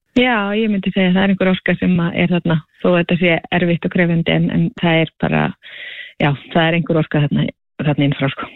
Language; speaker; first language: Icelandic; native; Icelandic